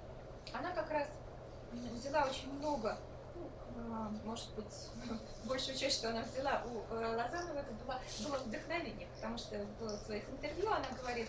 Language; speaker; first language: Russian; native; Russian